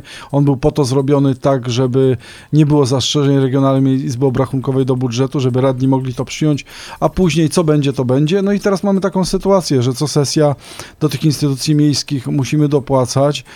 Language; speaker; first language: Polish; native; Polish